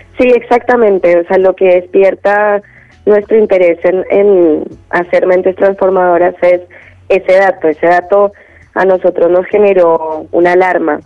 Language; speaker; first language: Spanish; native; Spanish